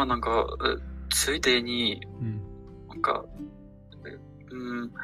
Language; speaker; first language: Japanese; non-native, learner; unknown